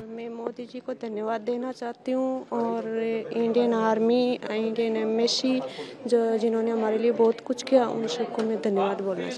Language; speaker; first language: Hindi; native; Hindi